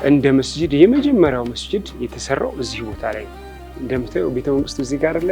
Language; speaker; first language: Amharic; native; Amharic